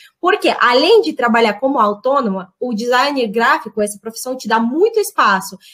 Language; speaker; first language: Portuguese; non-native, fluent; Russian